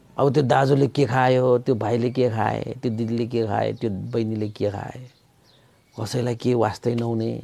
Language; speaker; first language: Nepali; non-native, local second language; Newari